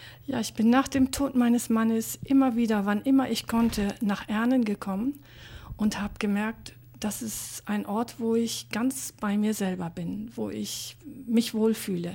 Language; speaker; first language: German; native; German